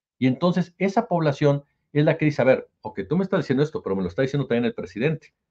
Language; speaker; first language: Spanish; native; Spanish